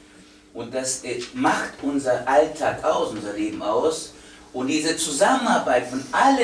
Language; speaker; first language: German; non-native, fluent; Spanish